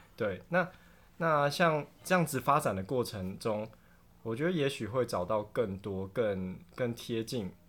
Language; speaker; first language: Chinese; native; Chinese